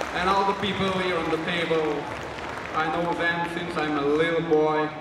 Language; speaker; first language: English; non-native, fluent; French